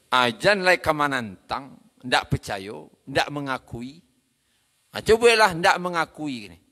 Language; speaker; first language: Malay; non-native, local second language; Minangkabau